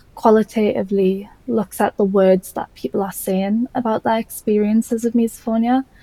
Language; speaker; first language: English; native; English